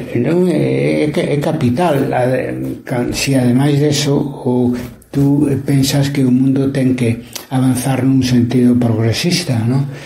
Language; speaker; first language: Galician; non-native, local second language; Spanish